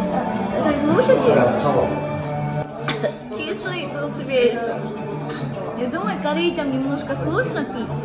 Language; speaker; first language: Russian; non-native, learner; Korean